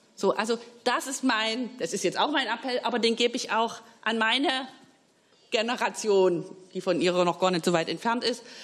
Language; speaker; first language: German; native; German